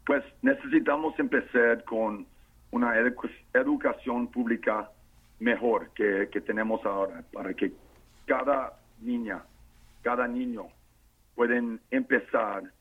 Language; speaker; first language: Spanish; non-native, fluent; English